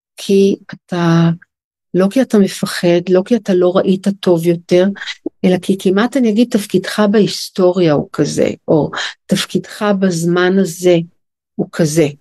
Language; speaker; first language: Hebrew; native; Hebrew